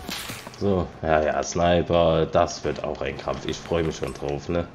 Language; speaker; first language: German; native; German